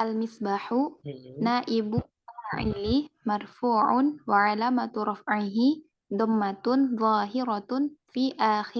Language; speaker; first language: Arabic; non-native, learner; Indonesian